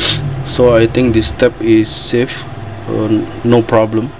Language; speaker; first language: English; non-native, learner; Indonesian